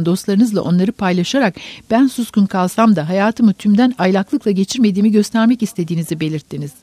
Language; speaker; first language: Turkish; native; Turkish